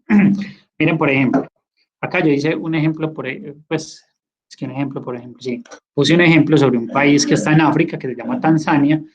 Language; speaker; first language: Spanish; native; Spanish